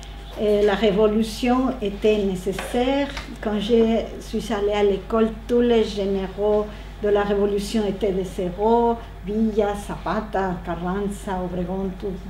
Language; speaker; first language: French; non-native, learner; Spanish